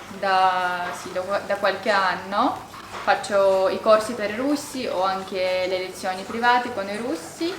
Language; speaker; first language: Italian; non-native, fluent; Russian